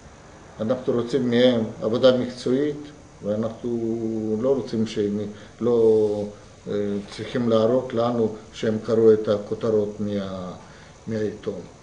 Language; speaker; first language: Hebrew; non-native, fluent; Russian